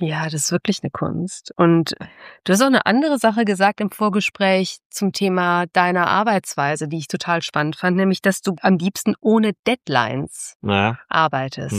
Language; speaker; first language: German; native; German